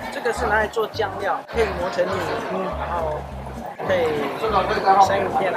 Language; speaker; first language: Chinese; native; Chinese